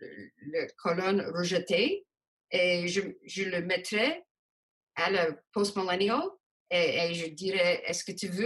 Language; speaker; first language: French; non-native, local second language; English